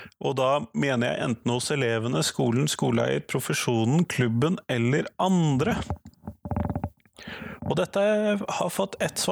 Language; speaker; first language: Norwegian; native; Norwegian